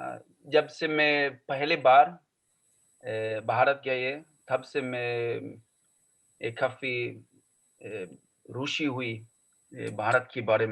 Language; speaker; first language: Hindi; non-native, learner; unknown